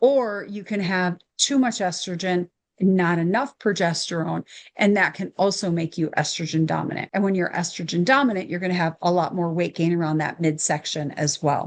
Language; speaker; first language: English; native; English